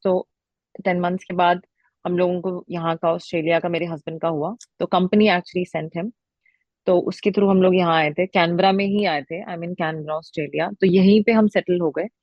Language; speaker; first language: Hindi; native; Hindi